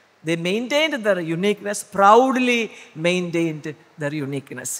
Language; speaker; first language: English; non-native, local second language; Malayalam